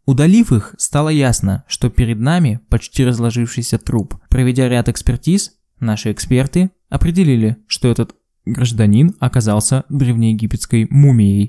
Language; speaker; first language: Russian; native; Russian